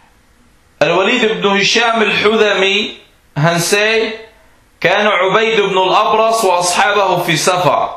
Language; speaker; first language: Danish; non-native, fluent; Arabic